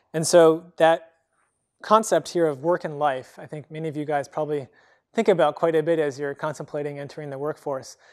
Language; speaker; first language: English; native; English